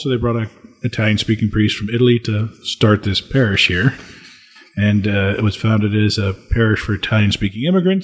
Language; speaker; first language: English; native; English